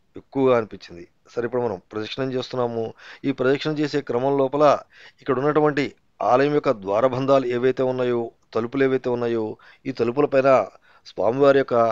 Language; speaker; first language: Telugu; native; Telugu